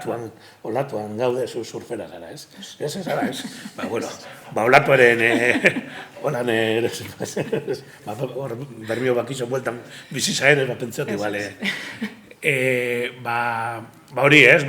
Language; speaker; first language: Basque; native; Basque